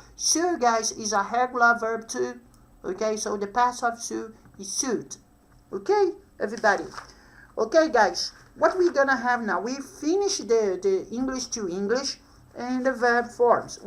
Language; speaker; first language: English; non-native, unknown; Portuguese